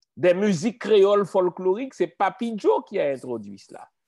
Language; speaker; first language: French; native; French